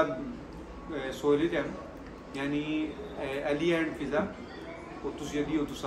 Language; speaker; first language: Turkish; non-native, learner; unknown